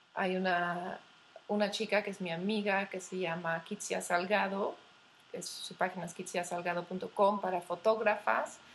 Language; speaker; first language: Spanish; non-native, fluent; Dutch